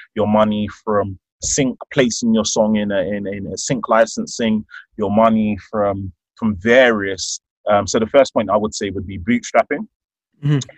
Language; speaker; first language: English; native; English